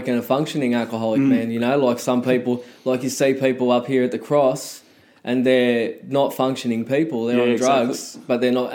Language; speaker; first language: English; native; English